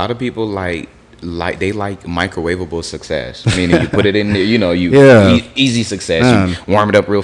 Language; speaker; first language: English; native; English